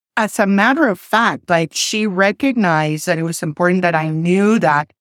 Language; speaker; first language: English; non-native, fluent; Spanish